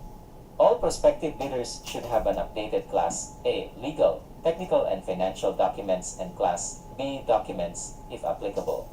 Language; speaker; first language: English; non-native, local second language; Cebuano